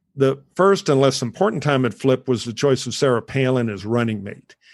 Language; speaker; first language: English; native; English